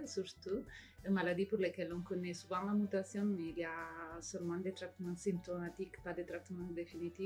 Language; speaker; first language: French; non-native, fluent; Italian